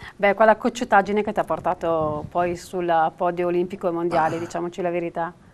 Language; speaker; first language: Italian; native; Italian